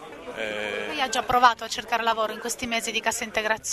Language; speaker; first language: Italian; native; Italian